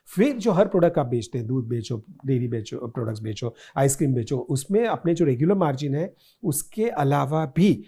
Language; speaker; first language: Hindi; non-native, local second language; Gujarati